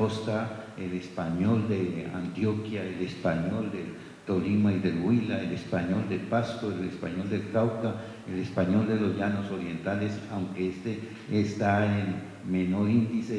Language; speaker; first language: Spanish; native; Spanish